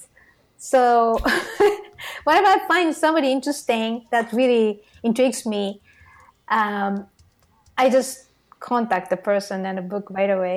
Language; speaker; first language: English; non-native, fluent; Japanese